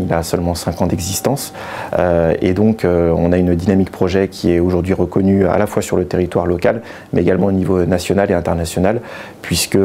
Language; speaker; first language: French; native; French